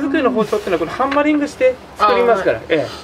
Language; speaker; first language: Japanese; native; Japanese